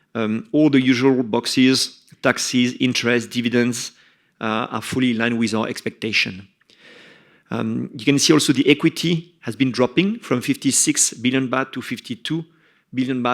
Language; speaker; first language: English; non-native, fluent; French